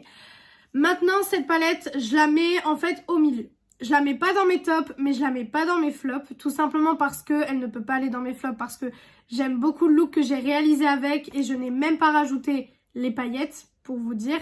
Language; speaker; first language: French; native; French